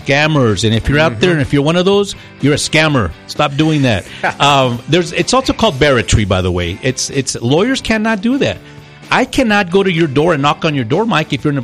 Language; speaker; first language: English; early bilingual, other home language; Spanish